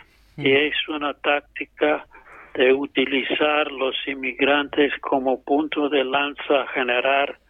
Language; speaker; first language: Spanish; non-native, fluent; English